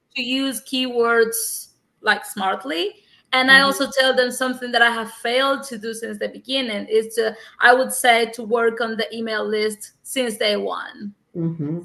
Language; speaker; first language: English; non-native, fluent; Spanish